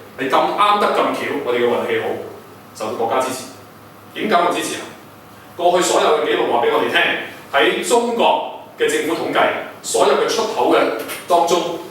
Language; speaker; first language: Cantonese; early bilingual, heritage; Cantonese